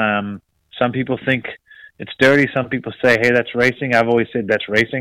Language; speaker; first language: English; native; English